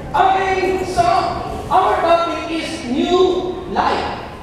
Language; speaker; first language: English; non-native, local second language; Filipino